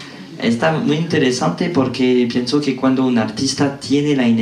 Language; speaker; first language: Spanish; non-native, fluent; French